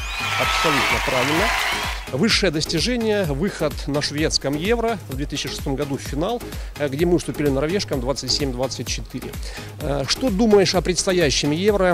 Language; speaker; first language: Russian; native; Russian